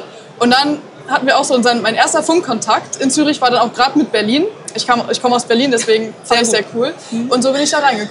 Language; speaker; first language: German; native; German